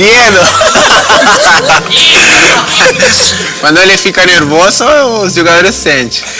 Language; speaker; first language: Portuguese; non-native, learner; Spanish